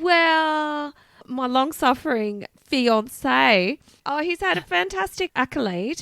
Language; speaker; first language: English; native; English